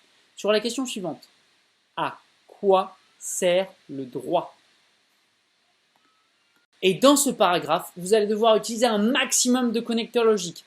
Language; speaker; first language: French; native; French